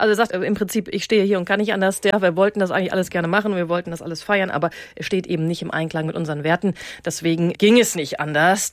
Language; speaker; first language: German; native; German